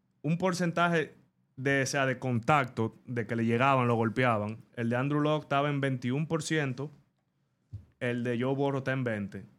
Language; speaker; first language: Spanish; native; Spanish